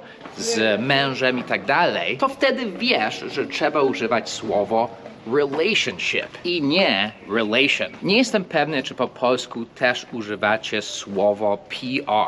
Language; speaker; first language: Polish; non-native, fluent; English